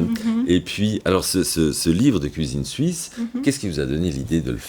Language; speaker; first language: French; native; French